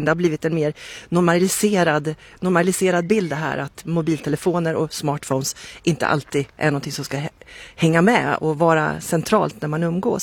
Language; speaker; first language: Swedish; native; Swedish